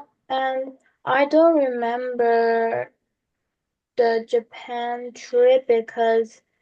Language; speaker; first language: English; non-native, learner; Korean